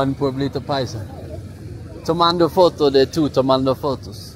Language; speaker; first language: Spanish; non-native, learner; Swedish